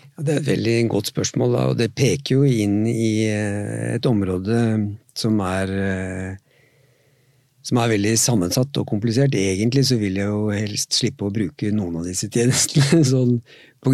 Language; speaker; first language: Norwegian; native; Norwegian